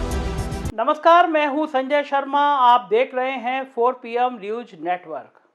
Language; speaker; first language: Hindi; native; Hindi